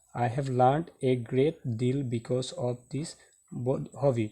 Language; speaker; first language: English; non-native, local second language; Assamese